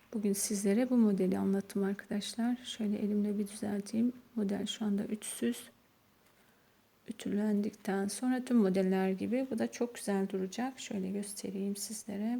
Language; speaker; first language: Turkish; native; Turkish